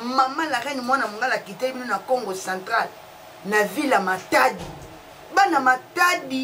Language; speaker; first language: French; non-native, local second language; Lingala